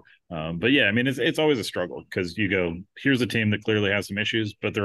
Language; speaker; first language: English; native; English